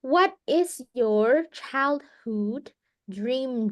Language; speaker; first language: English; non-native, fluent; Indonesian